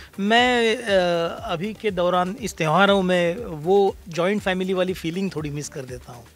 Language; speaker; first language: Hindi; non-native, local second language; Marathi